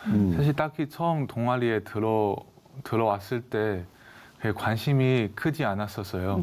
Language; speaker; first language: Korean; non-native, fluent; Chinese